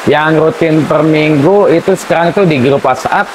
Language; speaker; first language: Indonesian; native; Indonesian